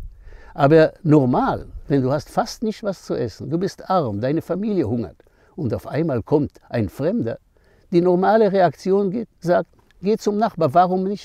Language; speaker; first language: German; non-native, fluent; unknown